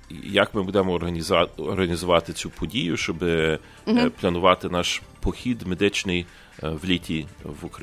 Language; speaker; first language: Ukrainian; early bilingual, heritage; Ukrainian